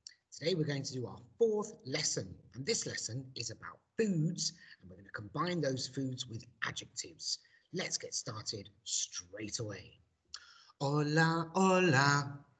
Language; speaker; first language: English; native; English